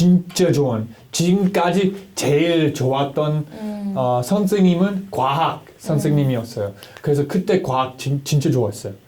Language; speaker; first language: Korean; non-native, learner; English